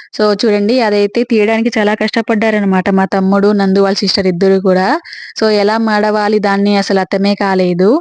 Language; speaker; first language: Telugu; non-native, local second language; Lambadi